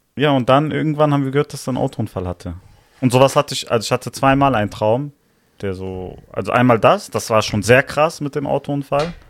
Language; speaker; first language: German; early bilingual, other home language; Italian